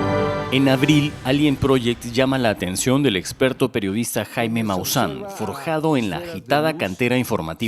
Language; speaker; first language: Spanish; native; Spanish